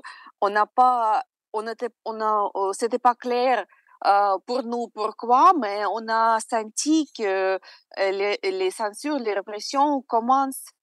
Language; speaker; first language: French; non-native, fluent; Russian